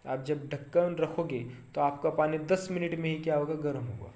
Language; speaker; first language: Hindi; non-native, local second language; Marathi